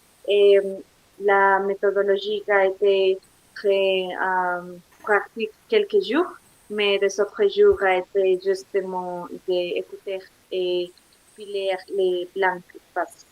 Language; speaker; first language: French; non-native, learner; Spanish